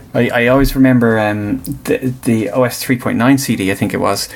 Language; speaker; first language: English; native; English